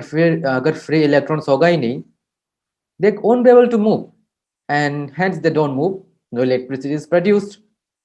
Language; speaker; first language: English; non-native, local second language; Hindi